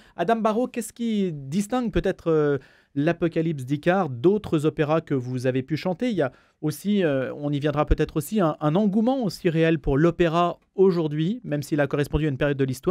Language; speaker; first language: French; native; French